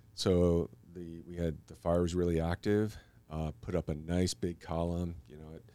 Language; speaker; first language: English; native; English